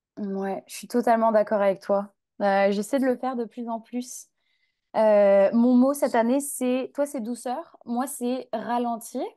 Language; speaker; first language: French; native; French